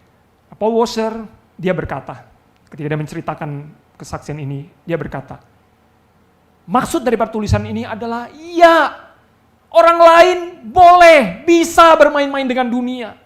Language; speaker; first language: Indonesian; native; Indonesian